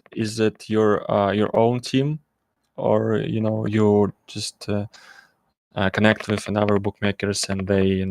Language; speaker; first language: English; non-native, learner; Russian